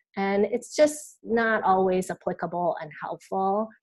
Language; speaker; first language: English; early bilingual, other home language; Chinese